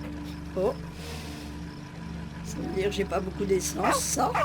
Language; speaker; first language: French; native; French